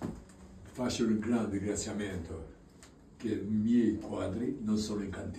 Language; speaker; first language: Italian; non-native, learner; Albanian